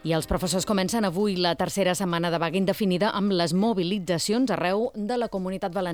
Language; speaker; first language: Catalan; native; Catalan